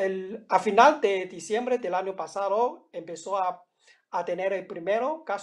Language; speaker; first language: Spanish; non-native, fluent; Chinese